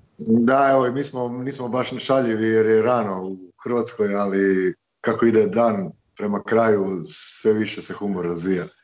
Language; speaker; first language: Croatian; native; Croatian